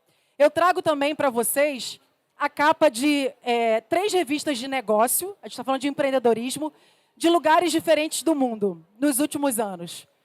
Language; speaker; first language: Portuguese; native; Portuguese